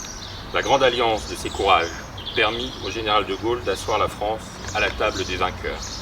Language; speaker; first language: French; native; French